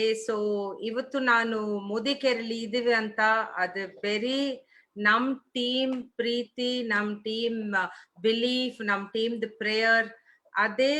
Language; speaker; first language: Kannada; non-native, learner; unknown